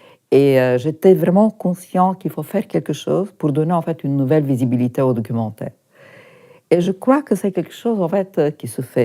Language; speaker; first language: French; non-native, fluent; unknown